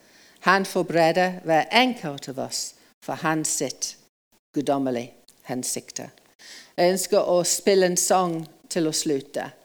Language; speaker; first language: Norwegian; non-native, fluent; English